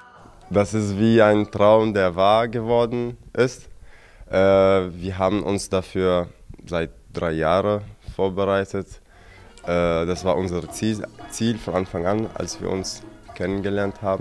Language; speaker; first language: German; non-native, fluent; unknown